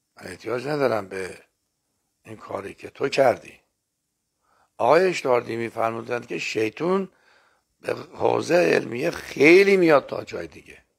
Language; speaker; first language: Persian; non-native, local second language; Azerbaijani